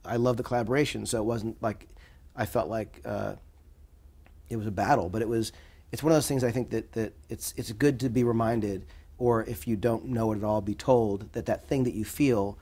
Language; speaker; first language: English; native; English